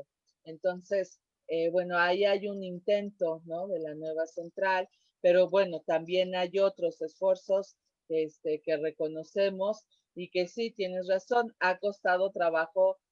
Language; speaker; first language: Spanish; native; Spanish